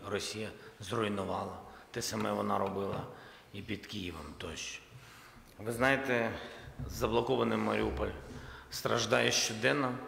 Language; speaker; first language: Ukrainian; non-native, local second language; Russian